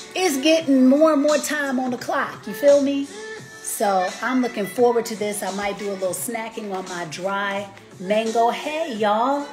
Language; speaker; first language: English; native; English